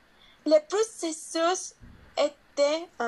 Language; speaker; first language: French; non-native, learner; Spanish